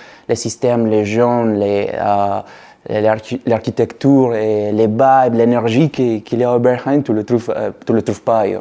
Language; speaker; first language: French; non-native, fluent; Spanish